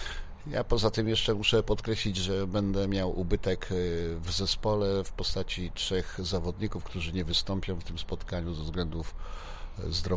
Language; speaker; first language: Polish; native; Polish